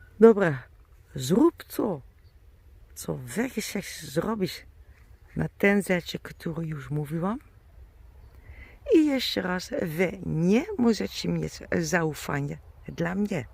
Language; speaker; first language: Polish; non-native, learner; German